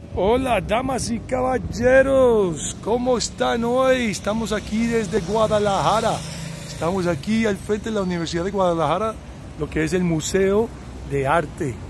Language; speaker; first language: Spanish; early bilingual, heritage; Spanish